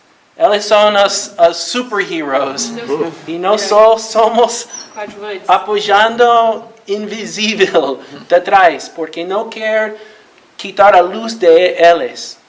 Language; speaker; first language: Portuguese; non-native, learner; Spanish